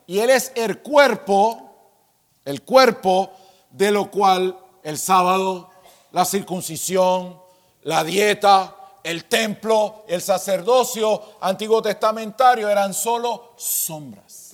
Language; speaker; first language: Spanish; native; Spanish